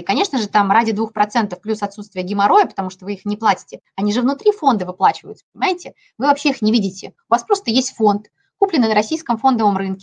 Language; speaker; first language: Russian; native; Russian